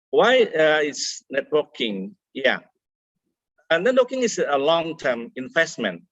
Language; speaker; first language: English; non-native, fluent; Indonesian